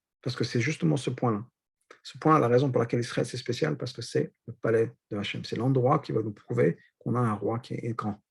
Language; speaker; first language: French; native; French